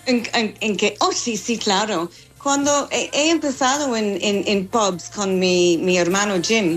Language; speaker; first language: Spanish; non-native, fluent; English